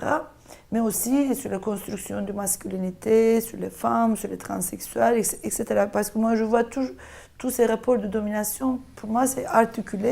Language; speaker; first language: French; non-native, fluent; Turkish